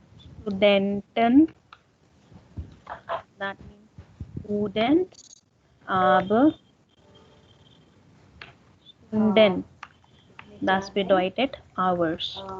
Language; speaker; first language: German; non-native, learner; Hindi